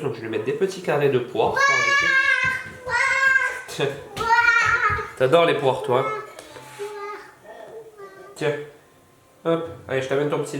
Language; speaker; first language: French; native; French